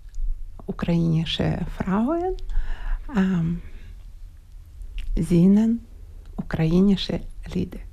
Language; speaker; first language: German; non-native, learner; Ukrainian